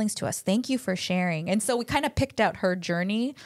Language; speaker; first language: English; early bilingual, other home language; Korean